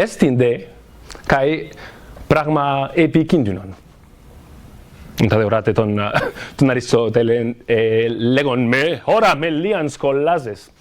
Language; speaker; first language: Greek; non-native, fluent; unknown